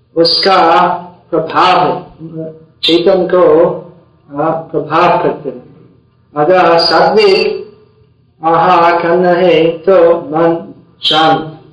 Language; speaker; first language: Hindi; non-native, fluent; English